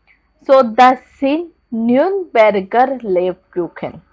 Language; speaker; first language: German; non-native, learner; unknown